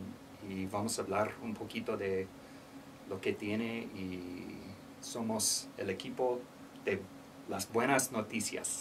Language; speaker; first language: Spanish; non-native, learner; English